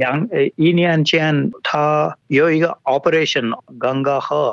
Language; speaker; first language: Chinese; non-native, fluent; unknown